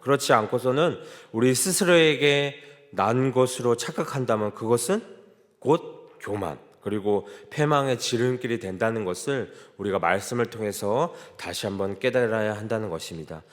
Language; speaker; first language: Korean; native; Korean